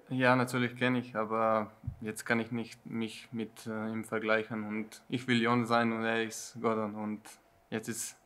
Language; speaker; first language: German; non-native, learner; Slovenian